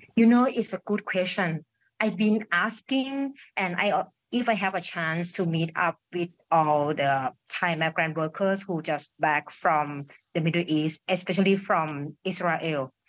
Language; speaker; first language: English; non-native, fluent; Thai